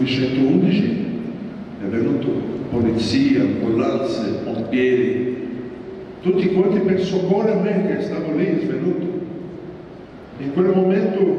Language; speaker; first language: Italian; non-native, fluent; Portuguese